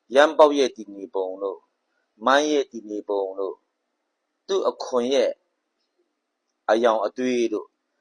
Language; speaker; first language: Burmese; non-native, local second language; Kachin